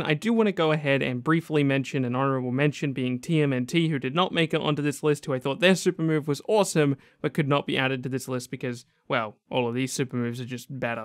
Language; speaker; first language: English; native; English